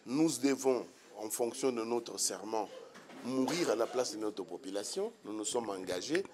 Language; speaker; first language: French; non-native, local second language; Swahili